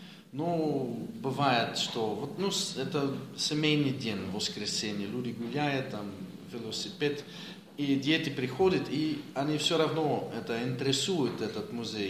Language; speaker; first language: Russian; non-native, fluent; Dutch